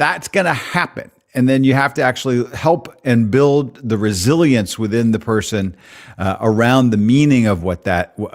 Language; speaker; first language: English; native; English